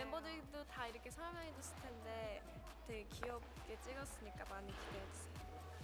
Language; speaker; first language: Korean; non-native, fluent; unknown